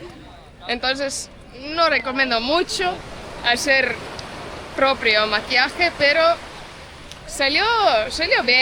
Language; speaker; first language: Spanish; non-native, fluent; Portuguese